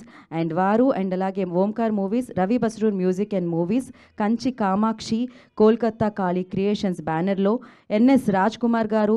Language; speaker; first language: Telugu; native; Telugu